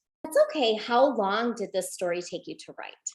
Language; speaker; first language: English; native; English